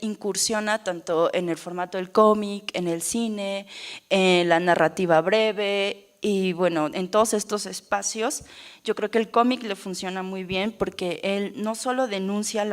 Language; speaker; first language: Spanish; native; Spanish